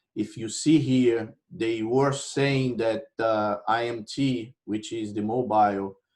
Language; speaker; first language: English; non-native, fluent; Portuguese